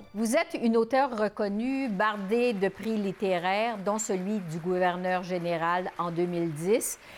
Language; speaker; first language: French; native; French